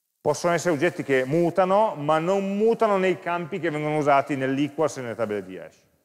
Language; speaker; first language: Italian; native; Italian